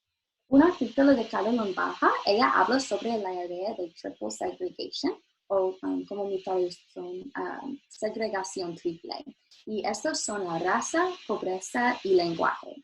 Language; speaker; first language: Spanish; non-native, learner; English